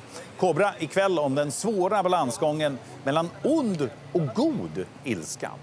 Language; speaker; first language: Swedish; native; Swedish